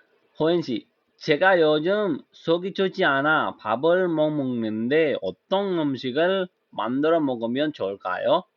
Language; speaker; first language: Korean; non-native, fluent; Sinhala